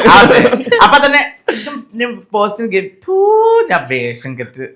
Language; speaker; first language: Malayalam; non-native, local second language; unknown